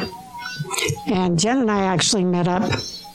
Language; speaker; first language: English; native; English